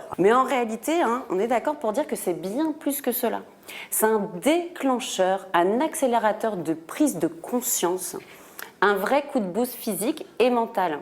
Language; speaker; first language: French; native; French